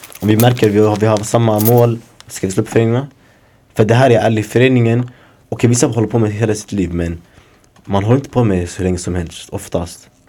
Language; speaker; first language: Swedish; early bilingual, other home language; Somali